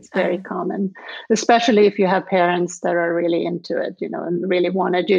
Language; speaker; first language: English; non-native, fluent; Swedish